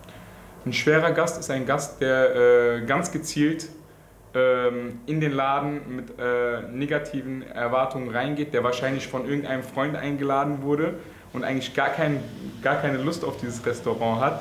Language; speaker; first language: German; native; German